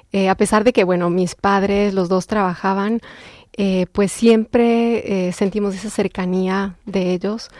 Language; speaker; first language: Spanish; native; Spanish